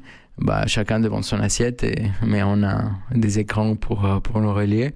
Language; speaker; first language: French; non-native, fluent; Spanish